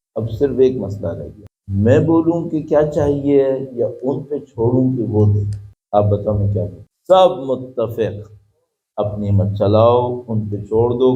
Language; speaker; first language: Urdu; native; Urdu